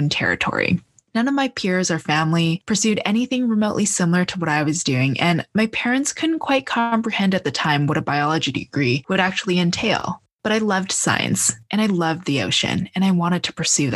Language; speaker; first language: English; native; English